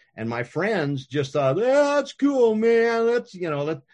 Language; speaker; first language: English; native; English